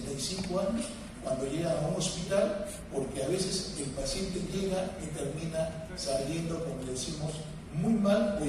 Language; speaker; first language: Spanish; native; Spanish